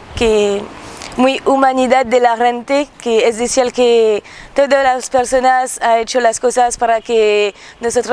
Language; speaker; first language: Spanish; non-native, learner; French